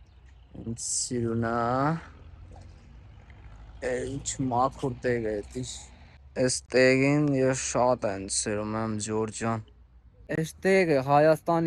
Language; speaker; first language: Armenian; non-native, learner; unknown